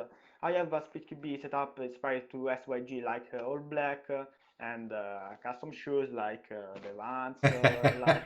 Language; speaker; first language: English; non-native, learner; Italian